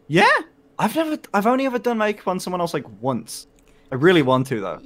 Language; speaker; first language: English; native; English